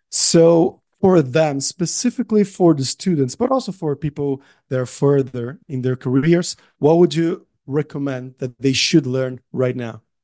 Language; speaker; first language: English; non-native, fluent; Portuguese